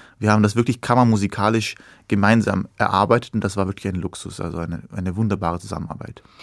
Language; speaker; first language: German; early bilingual, other home language; Persian